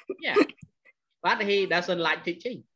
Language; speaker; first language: English; non-native, fluent; Khmer